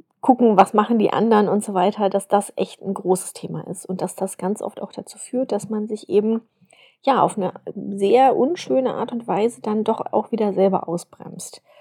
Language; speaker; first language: German; native; German